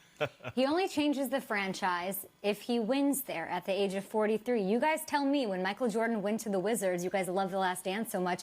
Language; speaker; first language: English; native; English